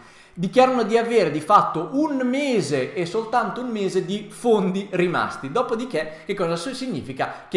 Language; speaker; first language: Italian; native; Italian